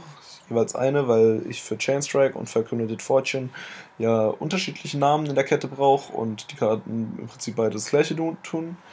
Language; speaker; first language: German; native; German